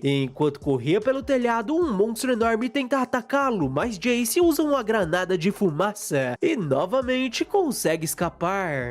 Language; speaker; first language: Portuguese; native; Portuguese